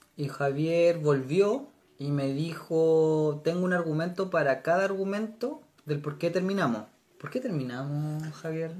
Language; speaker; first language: Spanish; native; Spanish